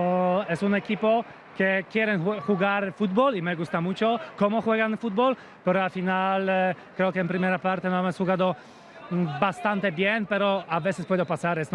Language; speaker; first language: Spanish; non-native, fluent; Polish